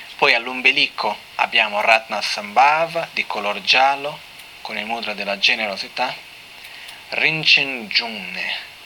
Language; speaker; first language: Italian; non-native, fluent; Portuguese